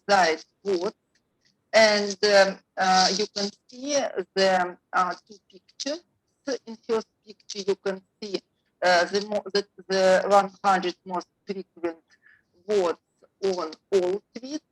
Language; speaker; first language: English; non-native, learner; Russian